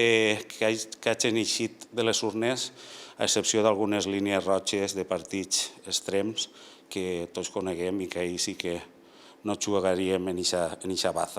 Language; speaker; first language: Catalan; native; Catalan